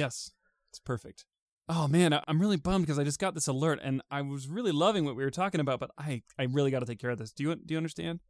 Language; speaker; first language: English; native; English